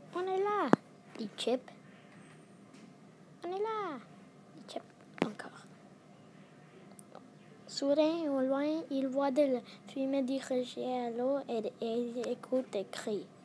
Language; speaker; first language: French; non-native, learner; English